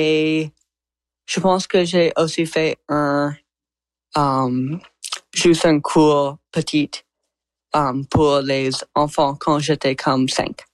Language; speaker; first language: French; non-native, learner; English